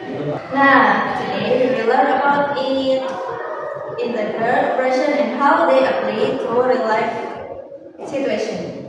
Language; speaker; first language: English; non-native, learner; Indonesian